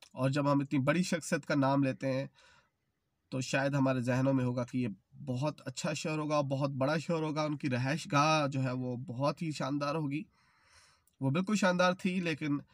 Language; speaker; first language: Urdu; non-native, local second language; Sindhi